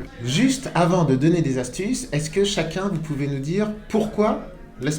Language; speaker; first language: French; native; French